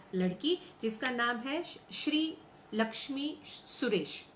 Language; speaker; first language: Hindi; non-native, local second language; Gujarati